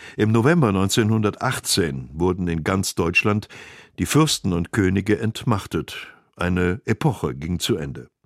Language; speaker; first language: German; native; German